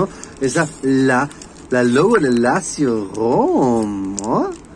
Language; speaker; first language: Spanish; non-native, learner; German